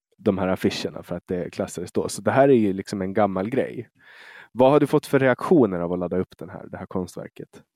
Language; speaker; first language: Swedish; native; Swedish